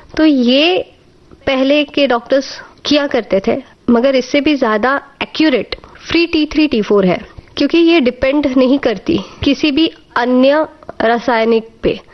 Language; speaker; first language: Hindi; non-native, local second language; Marathi